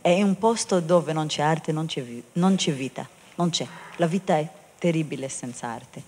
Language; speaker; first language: Italian; non-native, learner; Hebrew